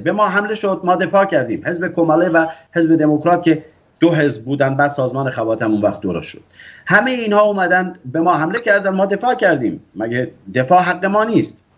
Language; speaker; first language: Persian; non-native, local second language; Kurdish